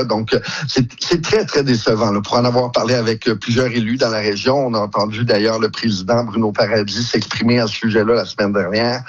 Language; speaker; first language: French; native; French